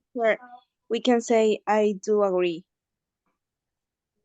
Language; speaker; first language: English; non-native, learner; Spanish